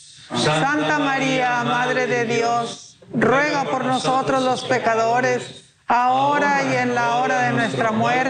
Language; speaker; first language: Spanish; native; Spanish